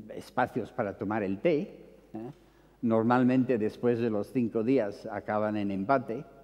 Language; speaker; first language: Spanish; non-native, fluent; English